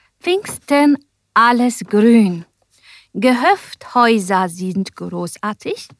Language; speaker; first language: German; non-native, learner; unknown